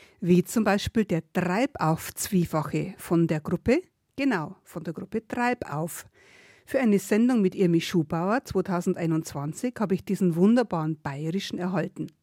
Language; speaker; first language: German; native; German